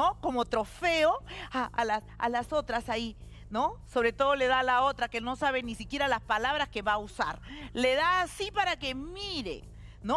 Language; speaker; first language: Spanish; native; Spanish